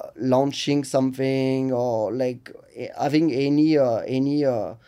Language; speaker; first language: English; non-native, fluent; French